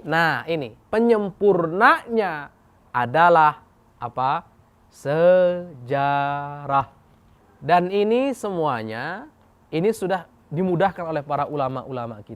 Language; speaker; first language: Indonesian; native; Indonesian